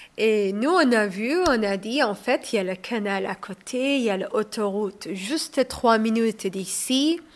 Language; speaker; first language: French; non-native, learner; Somali